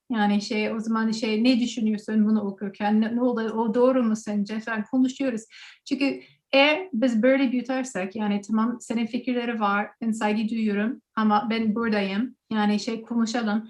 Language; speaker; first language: Turkish; non-native, learner; English